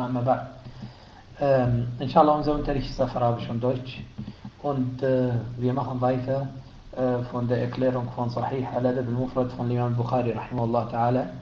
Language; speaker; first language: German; non-native, fluent; Arabic